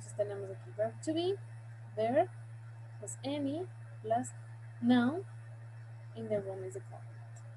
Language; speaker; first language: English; non-native, fluent; Spanish